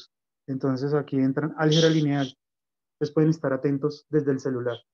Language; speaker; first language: Spanish; native; Spanish